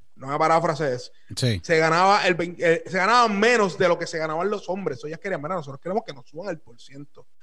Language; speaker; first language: Spanish; native; Spanish